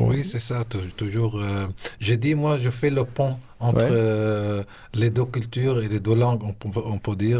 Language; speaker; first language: French; non-native, fluent; Arabic